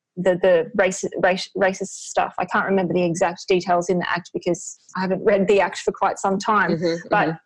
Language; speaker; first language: English; native; English